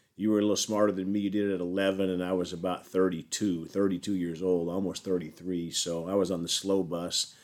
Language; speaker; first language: English; native; English